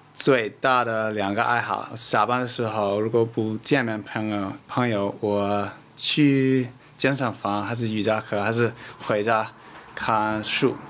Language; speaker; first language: Chinese; non-native, learner; English